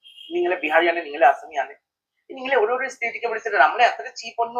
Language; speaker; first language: Malayalam; non-native, learner; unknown